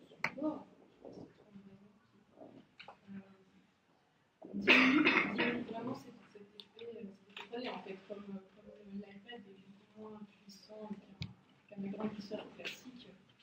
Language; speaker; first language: French; native; French